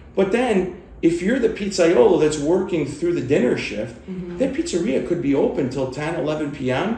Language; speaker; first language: English; early bilingual, other home language; Italian